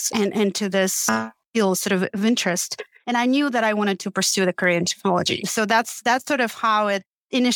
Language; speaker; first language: English; non-native, fluent; Uzbek